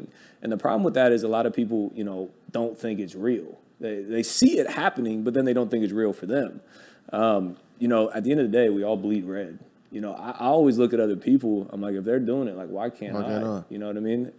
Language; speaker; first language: English; native; English